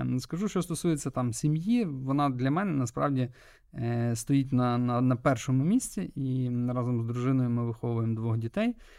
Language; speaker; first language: Ukrainian; native; Ukrainian